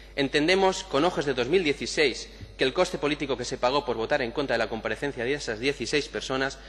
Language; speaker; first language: Spanish; non-native, local second language; Catalan